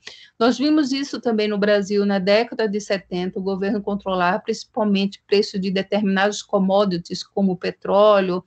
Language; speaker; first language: Portuguese; native; Portuguese